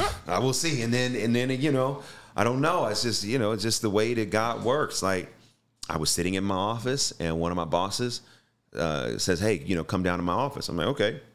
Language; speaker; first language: English; native; English